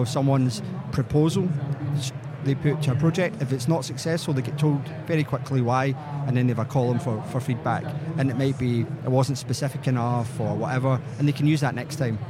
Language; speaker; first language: English; native; English